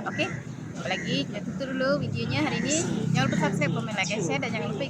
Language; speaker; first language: Malay; native; Malay